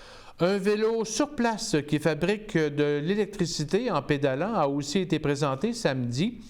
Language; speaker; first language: French; native; French